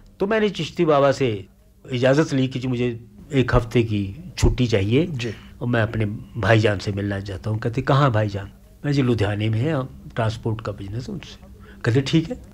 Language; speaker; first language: Hindi; non-native, local second language; Punjabi